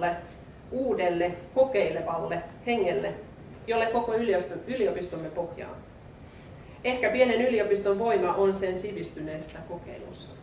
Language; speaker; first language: Finnish; native; Finnish